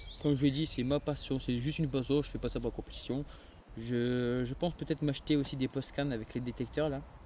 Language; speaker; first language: French; native; French